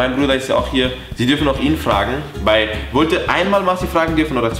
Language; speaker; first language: German; native; German